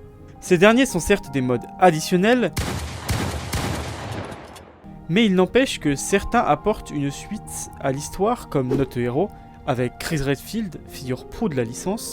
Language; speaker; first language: French; native; French